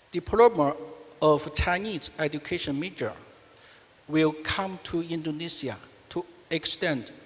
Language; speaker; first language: English; non-native, fluent; Chinese